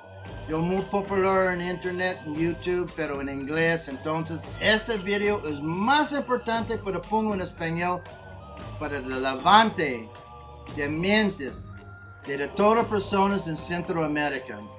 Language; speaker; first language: Spanish; non-native, learner; English